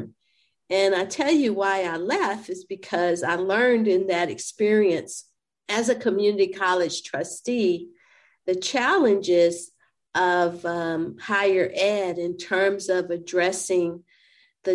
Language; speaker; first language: English; native; English